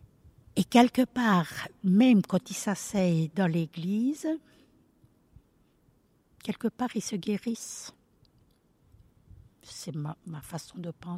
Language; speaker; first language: French; early bilingual, other home language; Italian